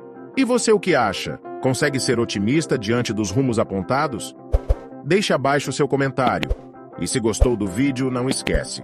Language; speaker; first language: Portuguese; native; Portuguese